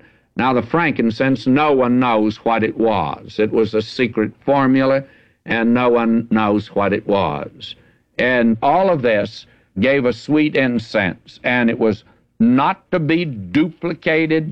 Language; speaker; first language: English; native; English